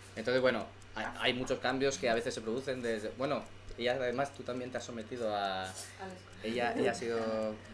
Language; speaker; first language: Spanish; native; Spanish